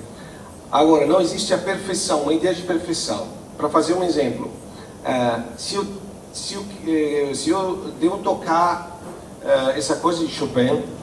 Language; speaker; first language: Portuguese; non-native, fluent; Italian